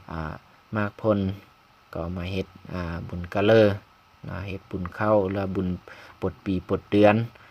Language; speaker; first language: Lao; non-native, local second language; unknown